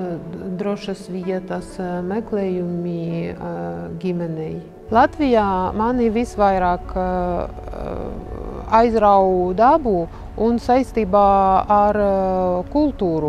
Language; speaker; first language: Latvian; non-native, fluent; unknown